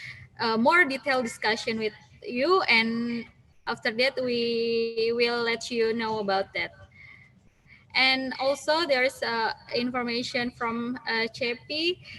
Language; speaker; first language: English; non-native, local second language; Indonesian